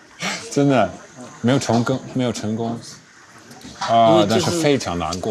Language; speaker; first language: Chinese; non-native, fluent; Dutch